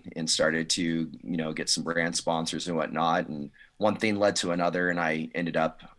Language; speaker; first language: English; native; English